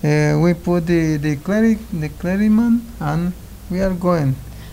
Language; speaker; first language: English; non-native, learner; Spanish